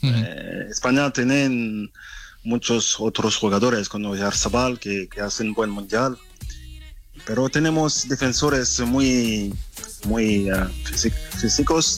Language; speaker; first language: Spanish; non-native, learner; French